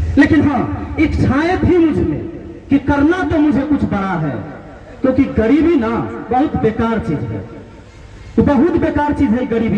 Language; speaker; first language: Hindi; native; Hindi